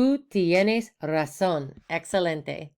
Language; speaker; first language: Spanish; non-native, fluent; English